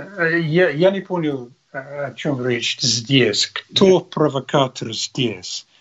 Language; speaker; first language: Russian; non-native, learner; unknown